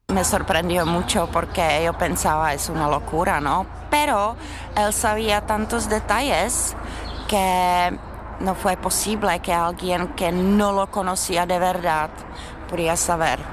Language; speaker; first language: Spanish; non-native, learner; Czech